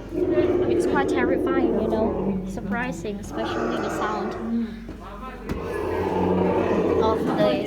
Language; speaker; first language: English; non-native, fluent; Indonesian